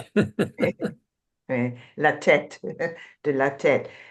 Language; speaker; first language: French; non-native, learner; English